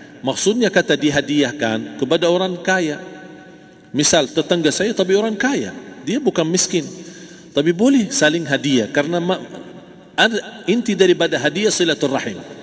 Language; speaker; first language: Malay; non-native, fluent; Arabic